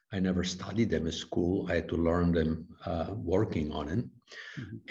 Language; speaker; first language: English; non-native, fluent; Italian